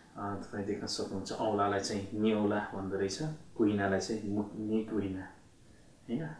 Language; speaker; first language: Nepali; non-native, local second language; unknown